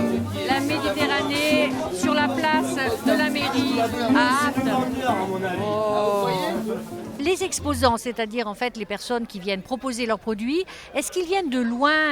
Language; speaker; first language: French; native; French